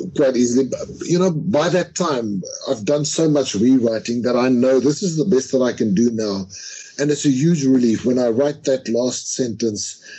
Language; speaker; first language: English; non-native, local second language; Afrikaans